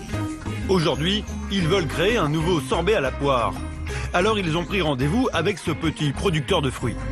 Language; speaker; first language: French; native; French